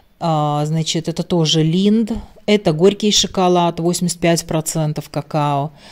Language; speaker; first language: Russian; non-native, local second language; Latvian